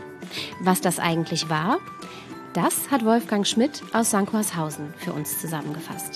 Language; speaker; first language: German; native; German